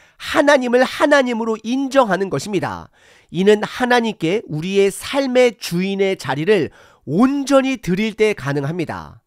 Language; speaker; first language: Korean; native; Korean